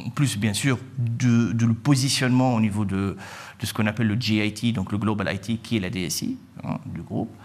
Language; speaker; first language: French; non-native, local second language; Arabic